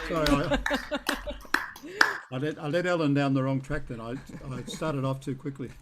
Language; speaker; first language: English; native; English